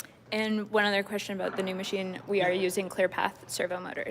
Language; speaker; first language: English; native; English